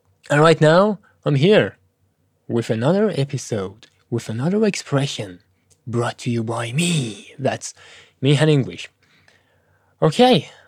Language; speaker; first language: English; non-native, fluent; Persian